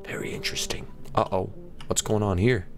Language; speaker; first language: English; native; English